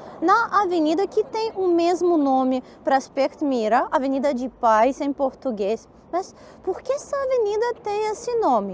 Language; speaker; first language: Portuguese; non-native, fluent; Armenian